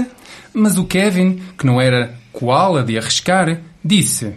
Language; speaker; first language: Portuguese; native; Portuguese